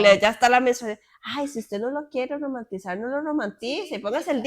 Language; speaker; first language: Spanish; native; Spanish